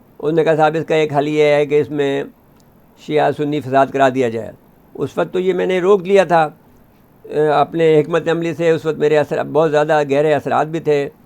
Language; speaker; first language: Urdu; native; Urdu